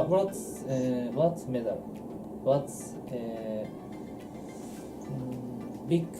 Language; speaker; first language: English; non-native, learner; Japanese